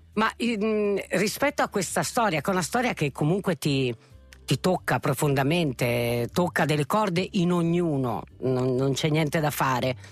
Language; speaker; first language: Italian; native; Italian